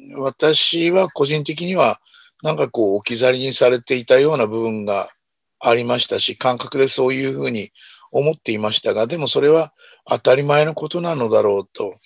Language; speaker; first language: Japanese; native; Japanese